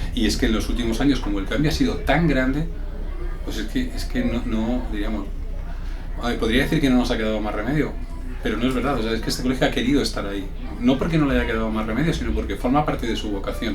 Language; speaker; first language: Spanish; native; Spanish